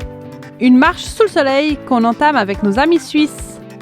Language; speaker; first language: French; native; French